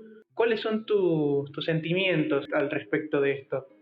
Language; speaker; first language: Spanish; native; Spanish